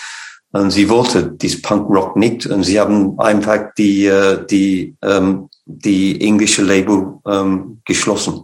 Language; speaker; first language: German; non-native, fluent; English